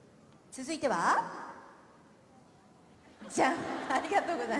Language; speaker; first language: Japanese; non-native, fluent; Khmer